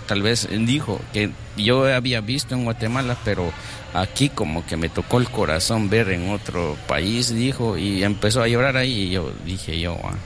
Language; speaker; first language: Spanish; non-native, local second language; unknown